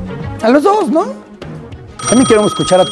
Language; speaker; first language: Spanish; native; Spanish